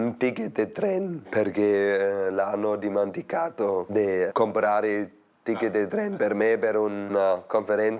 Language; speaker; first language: Italian; non-native, fluent; German